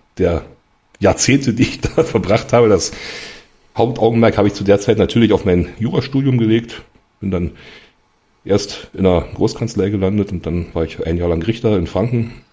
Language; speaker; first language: German; native; German